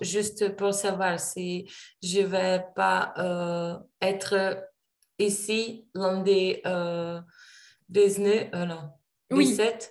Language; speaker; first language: French; non-native, learner; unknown